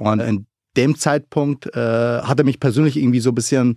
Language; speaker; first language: German; early bilingual, other home language; Arabic